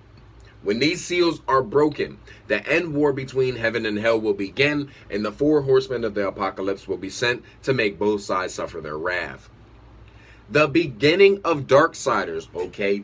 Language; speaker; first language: English; native; English